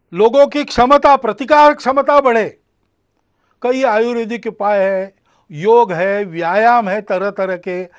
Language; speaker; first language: Hindi; non-native, local second language; Marathi